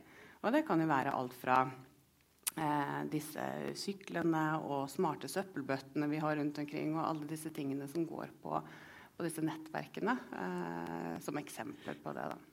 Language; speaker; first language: Norwegian; native; Norwegian